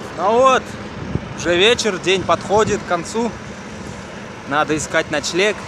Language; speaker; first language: Russian; native; Russian